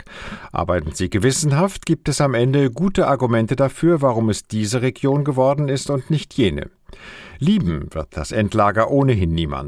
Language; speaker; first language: German; native; German